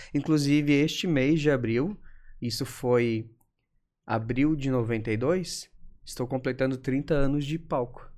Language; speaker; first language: Portuguese; native; Portuguese